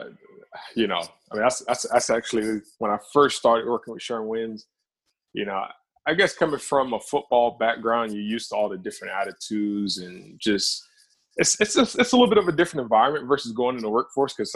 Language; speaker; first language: English; native; English